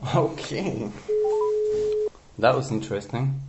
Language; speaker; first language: English; non-native, fluent; Spanish